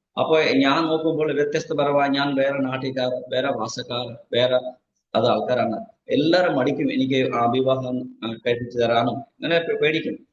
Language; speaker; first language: Malayalam; non-native, fluent; Nepali